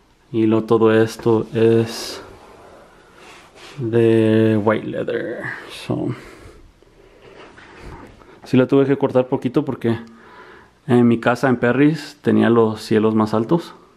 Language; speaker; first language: Spanish; early bilingual, heritage; Spanish